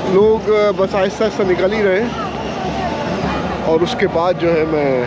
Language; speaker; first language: Urdu; native; Urdu